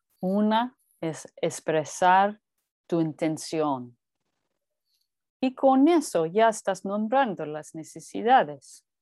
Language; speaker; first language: Spanish; non-native, fluent; English